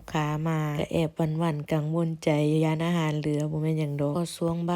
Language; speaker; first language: Thai; non-native, local second language; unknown